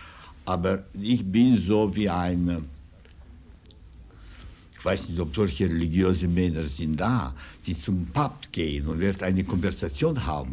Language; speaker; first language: German; non-native, fluent; Russian